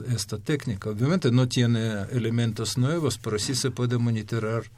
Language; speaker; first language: Spanish; non-native, fluent; Ukrainian